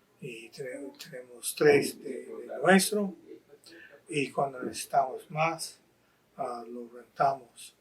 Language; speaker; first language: Spanish; non-native, fluent; English